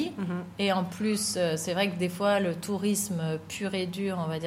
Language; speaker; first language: French; native; French